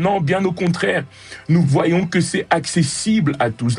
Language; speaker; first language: French; native; French